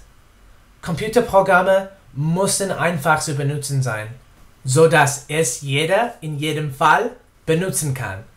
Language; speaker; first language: German; non-native, learner; English